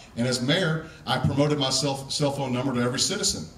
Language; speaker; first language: English; native; English